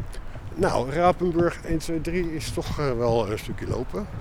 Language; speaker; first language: Dutch; native; Dutch